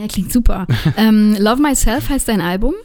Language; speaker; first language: German; native; German